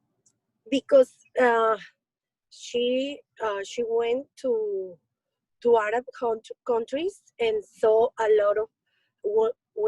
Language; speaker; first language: English; non-native, learner; Spanish